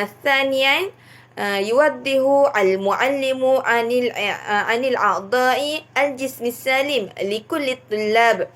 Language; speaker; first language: Arabic; non-native, learner; Malay